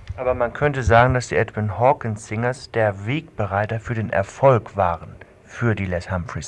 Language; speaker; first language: German; native; German